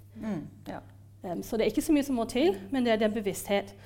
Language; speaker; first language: Norwegian; non-native, fluent; English